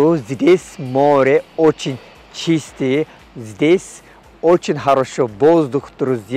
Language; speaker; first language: Russian; non-native, learner; Turkish